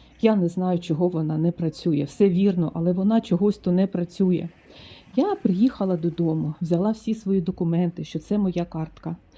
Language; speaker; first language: Ukrainian; native; Ukrainian